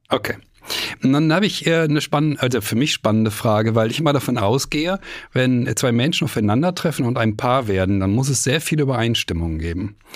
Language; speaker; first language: German; native; German